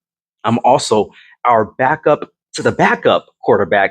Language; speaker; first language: English; native; English